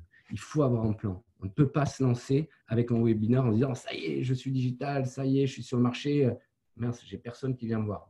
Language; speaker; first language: French; native; French